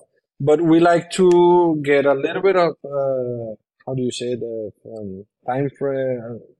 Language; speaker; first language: English; non-native, fluent; Spanish